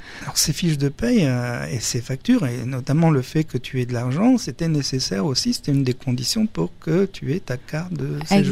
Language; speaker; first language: French; native; French